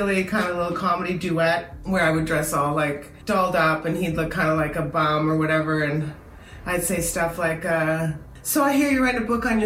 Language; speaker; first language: English; native; English